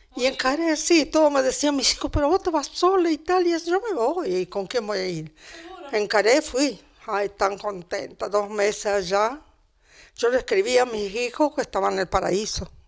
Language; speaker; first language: Spanish; non-native, fluent; Italian